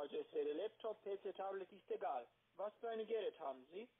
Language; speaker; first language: German; non-native, learner; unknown